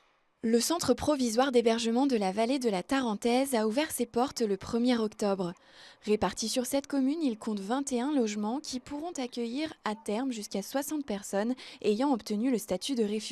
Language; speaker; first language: French; native; French